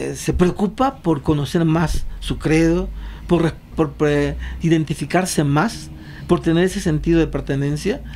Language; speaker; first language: Spanish; native; Spanish